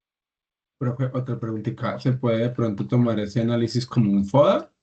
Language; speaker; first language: Spanish; native; Spanish